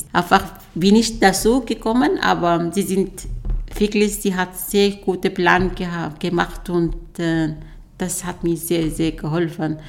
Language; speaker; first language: German; non-native, learner; Arabic